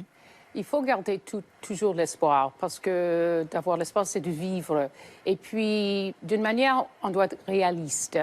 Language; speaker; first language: French; native; French